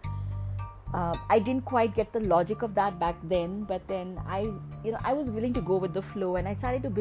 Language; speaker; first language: English; non-native, local second language; Malayalam